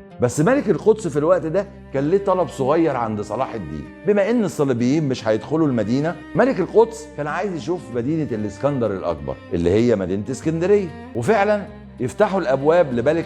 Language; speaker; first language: Arabic; native; Arabic